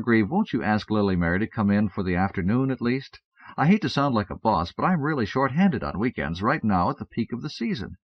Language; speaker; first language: English; native; English